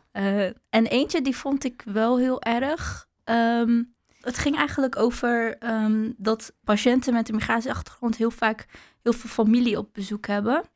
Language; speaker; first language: Dutch; early bilingual, other home language; Arabic